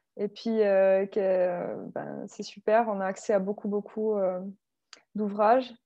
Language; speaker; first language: French; native; French